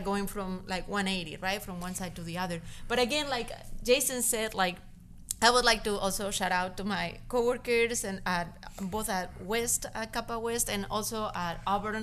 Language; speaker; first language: English; non-native, fluent; Spanish